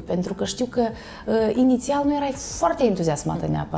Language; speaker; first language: Romanian; native; Romanian